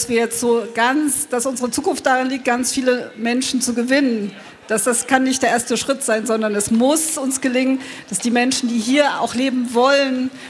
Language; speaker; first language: German; native; German